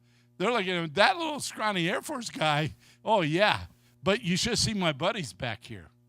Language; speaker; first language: English; native; English